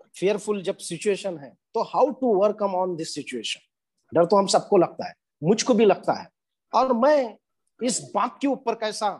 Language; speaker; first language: Hindi; non-native, local second language; Marathi